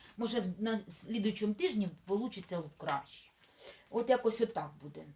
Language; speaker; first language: Ukrainian; non-native, local second language; Russian